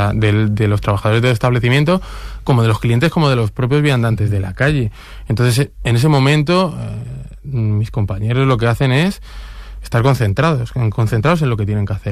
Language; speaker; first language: Spanish; native; Spanish